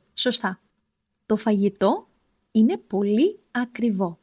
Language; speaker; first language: Greek; non-native, fluent; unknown